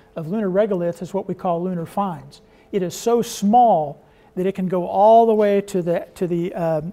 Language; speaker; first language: English; native; English